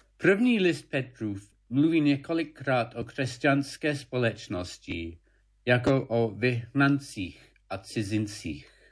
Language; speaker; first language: Czech; non-native, fluent; English